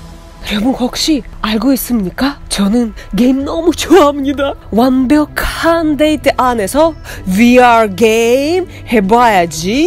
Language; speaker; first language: Korean; non-native, learner; Russian